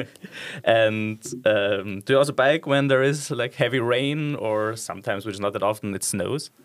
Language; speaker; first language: English; non-native, fluent; German